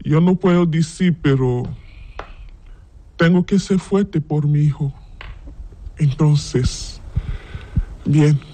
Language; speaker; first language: Spanish; non-native, learner; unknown